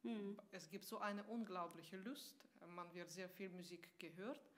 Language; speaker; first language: German; non-native, fluent; Russian